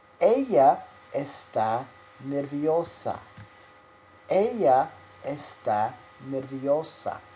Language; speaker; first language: Spanish; non-native, fluent; English